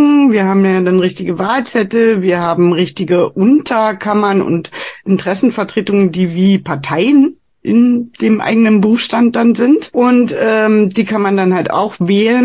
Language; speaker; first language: German; native; German